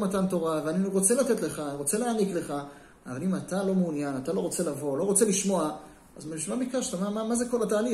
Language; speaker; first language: Hebrew; native; Hebrew